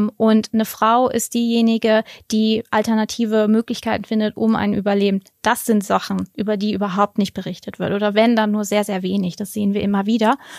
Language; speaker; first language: German; native; German